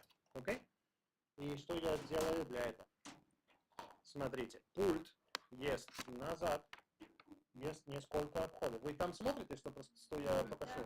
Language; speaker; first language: Russian; non-native, learner; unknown